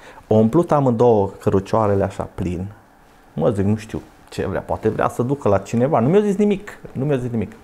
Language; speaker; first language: Romanian; native; Romanian